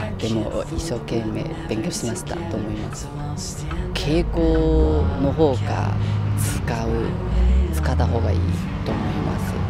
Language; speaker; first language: Japanese; non-native, learner; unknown